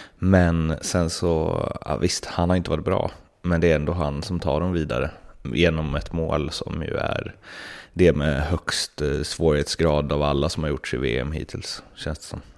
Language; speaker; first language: Swedish; native; Swedish